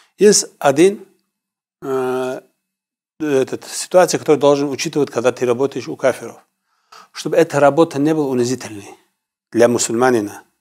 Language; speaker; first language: Russian; non-native, local second language; Kumyk